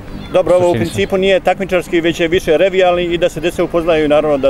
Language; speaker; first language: Serbian; native; Serbian